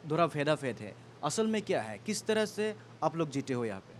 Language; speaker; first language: Hindi; non-native, local second language; Assamese